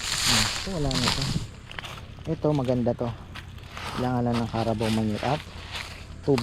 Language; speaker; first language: Filipino; native; Filipino